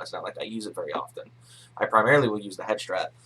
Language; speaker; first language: English; native; English